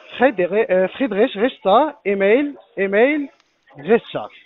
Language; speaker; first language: German; non-native, learner; Arabic